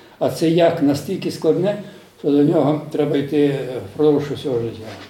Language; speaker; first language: Ukrainian; native; Ukrainian